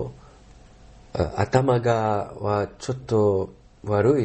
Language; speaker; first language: Japanese; non-native, learner; Arabic